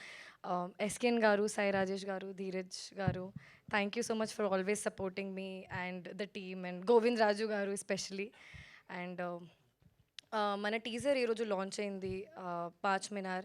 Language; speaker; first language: Telugu; non-native, fluent; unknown